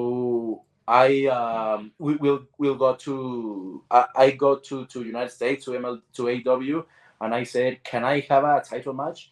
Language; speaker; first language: English; non-native, learner; Spanish